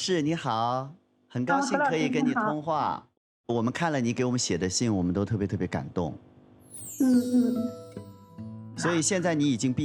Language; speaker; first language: Chinese; native; Chinese